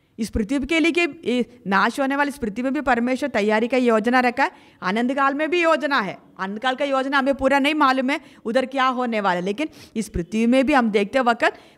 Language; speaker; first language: Hindi; non-native, local second language; Malayalam